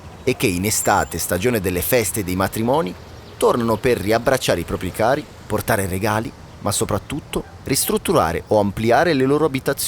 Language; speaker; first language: Italian; native; Italian